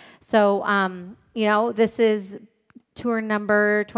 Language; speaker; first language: English; native; English